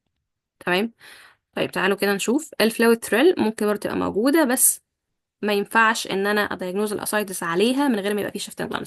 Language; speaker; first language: Arabic; native; Arabic